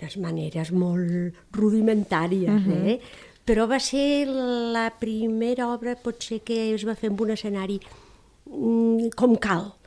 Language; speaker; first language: Catalan; native; Catalan